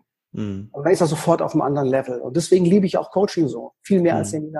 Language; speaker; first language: German; native; German